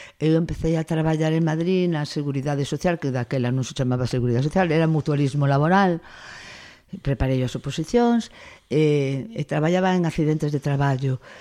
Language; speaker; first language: Galician; non-native, local second language; Spanish